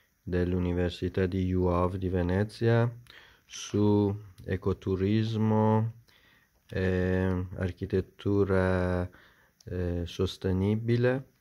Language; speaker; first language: Italian; non-native, fluent; Persian